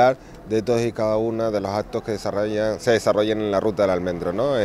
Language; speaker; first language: Spanish; native; Spanish